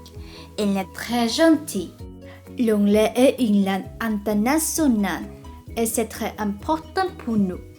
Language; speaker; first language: French; non-native, learner; Vietnamese